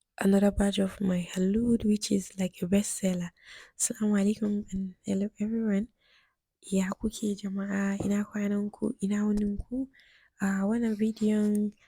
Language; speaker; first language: Hausa; native; Hausa